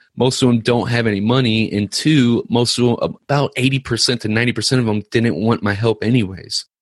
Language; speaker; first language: English; native; English